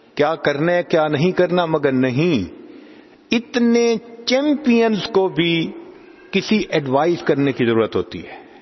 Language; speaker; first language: Urdu; non-native, local second language; Punjabi